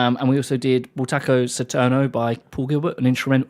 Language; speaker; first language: English; native; English